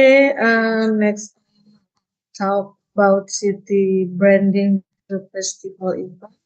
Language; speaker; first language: English; non-native, learner; Indonesian